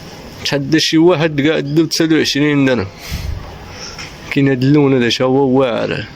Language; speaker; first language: Arabic; native; Arabic